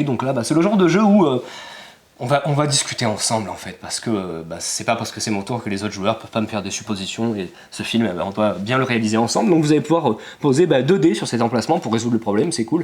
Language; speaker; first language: French; native; French